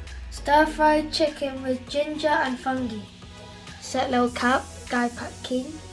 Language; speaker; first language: English; native; English